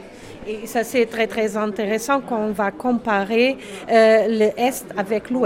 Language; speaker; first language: French; non-native, learner; German